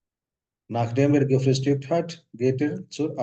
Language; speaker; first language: German; non-native, fluent; Hindi